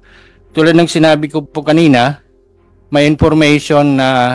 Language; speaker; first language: Filipino; native; Filipino